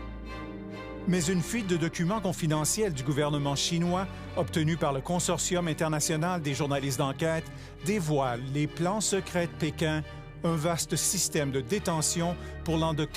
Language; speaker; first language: French; native; French